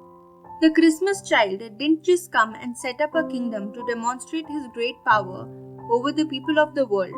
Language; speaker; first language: English; non-native, local second language; Malayalam